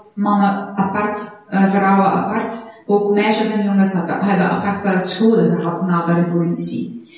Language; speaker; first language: Dutch; non-native, fluent; Persian